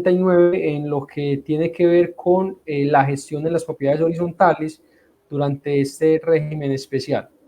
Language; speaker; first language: Spanish; native; Spanish